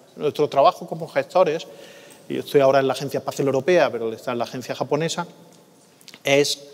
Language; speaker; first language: Spanish; native; Spanish